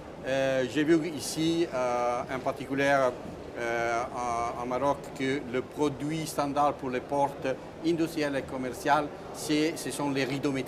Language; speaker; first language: French; non-native, fluent; Italian